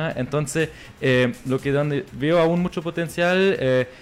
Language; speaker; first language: Spanish; non-native, fluent; German